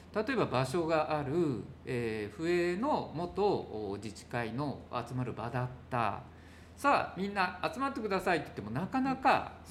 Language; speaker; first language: Japanese; native; Japanese